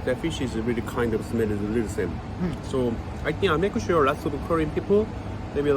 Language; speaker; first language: English; non-native, learner; Korean